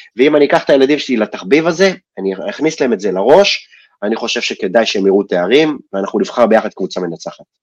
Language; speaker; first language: Hebrew; early bilingual, other home language; Russian